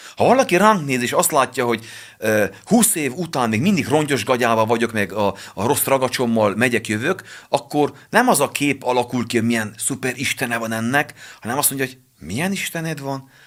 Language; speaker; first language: Hungarian; native; Hungarian